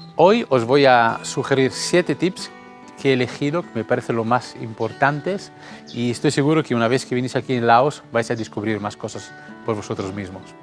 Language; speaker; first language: Spanish; non-native, fluent; Italian